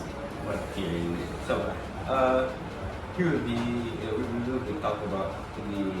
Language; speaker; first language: English; non-native, local second language; Indonesian